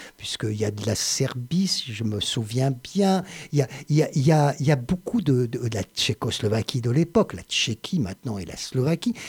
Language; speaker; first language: French; native; French